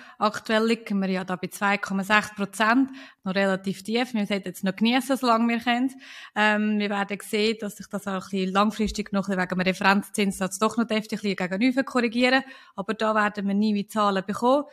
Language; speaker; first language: German; native; German